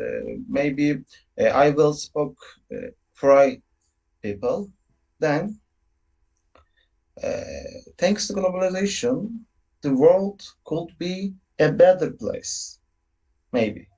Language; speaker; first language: English; non-native, learner; Turkish